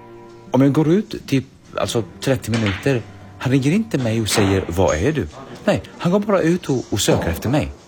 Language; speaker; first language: Swedish; early bilingual, other home language; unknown